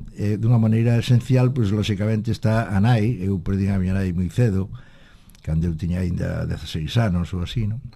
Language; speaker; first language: Galician; native; Galician